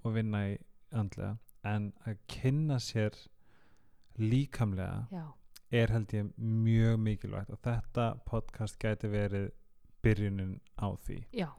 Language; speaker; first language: Icelandic; native; Icelandic